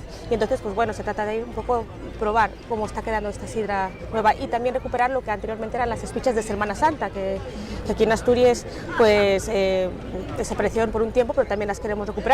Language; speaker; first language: Spanish; native; Spanish